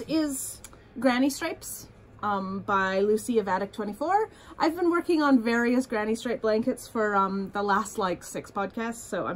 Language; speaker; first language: English; native; English